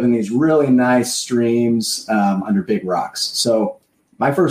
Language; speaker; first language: English; native; English